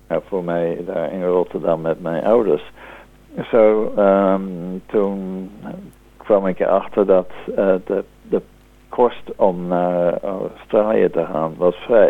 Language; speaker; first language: Dutch; native; Dutch